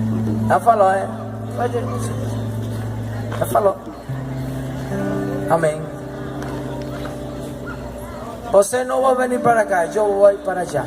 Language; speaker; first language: Portuguese; non-native, learner; Spanish